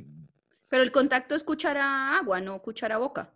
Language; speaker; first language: Spanish; native; Spanish